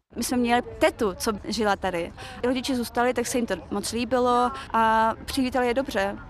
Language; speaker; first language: Czech; early bilingual, other home language; Chechen